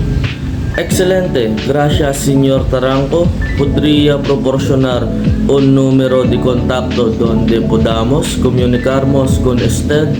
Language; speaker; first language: Spanish; non-native, learner; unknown